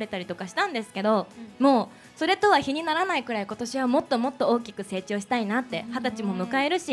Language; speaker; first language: Japanese; native; Japanese